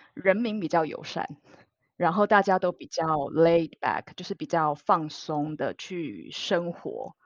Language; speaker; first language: Chinese; native; Chinese